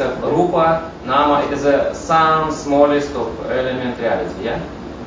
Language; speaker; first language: English; non-native, learner; Russian